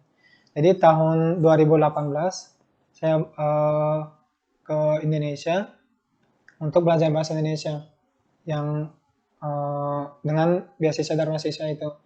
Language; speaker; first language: Indonesian; non-native, fluent; Turkmen